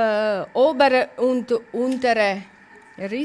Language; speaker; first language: German; non-native, learner; Italian